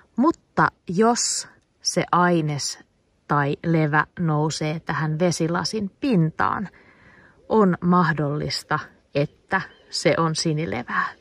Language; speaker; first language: Finnish; native; Finnish